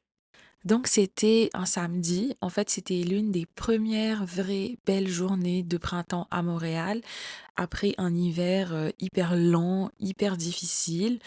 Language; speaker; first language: French; native; French